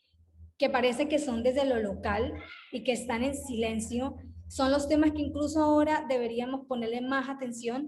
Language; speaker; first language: Spanish; native; Spanish